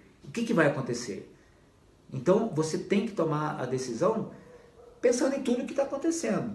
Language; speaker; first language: Portuguese; native; Portuguese